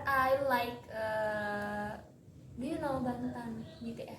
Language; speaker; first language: English; non-native, learner; Indonesian